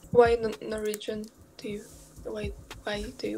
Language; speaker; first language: English; non-native, learner; Polish